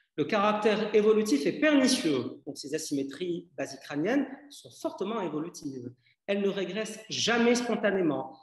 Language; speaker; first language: French; non-native, local second language; Arabic